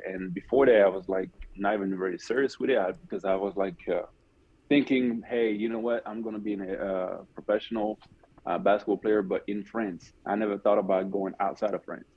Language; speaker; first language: English; non-native, fluent; French